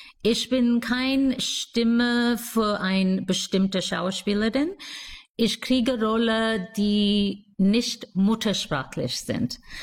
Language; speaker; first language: German; non-native, fluent; English